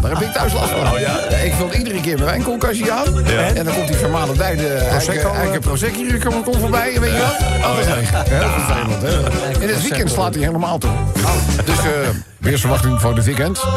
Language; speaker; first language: Dutch; native; Dutch